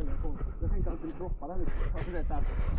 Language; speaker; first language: Swedish; native; Swedish